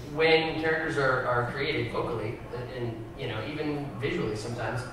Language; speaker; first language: English; native; English